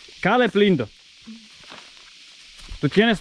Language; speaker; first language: Spanish; non-native, learner; Serbian